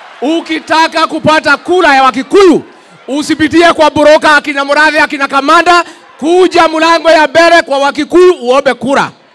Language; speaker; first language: Swahili; non-native, local second language; Kikuyu